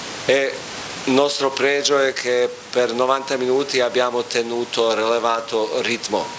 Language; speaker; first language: Italian; non-native, fluent; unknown